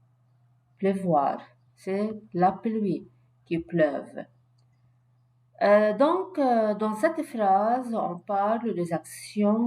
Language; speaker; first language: French; non-native, fluent; Arabic